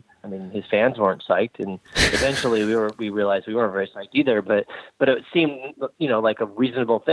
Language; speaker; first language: English; native; English